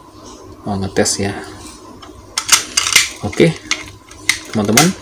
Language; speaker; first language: Indonesian; native; Indonesian